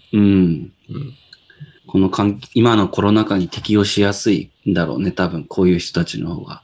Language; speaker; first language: Japanese; native; Japanese